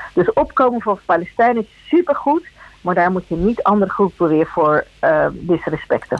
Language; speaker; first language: Dutch; early bilingual, other home language; Spanish